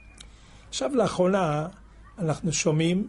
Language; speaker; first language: Hebrew; non-native, fluent; French